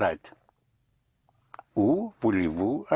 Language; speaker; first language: French; non-native, fluent; English